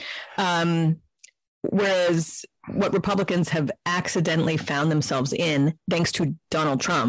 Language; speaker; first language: English; native; English